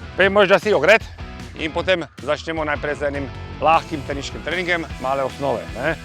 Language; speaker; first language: Slovenian; non-native, fluent; Czech